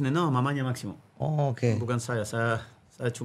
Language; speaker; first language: Indonesian; non-native, learner; Spanish